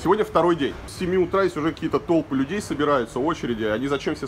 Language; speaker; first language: Russian; native; Russian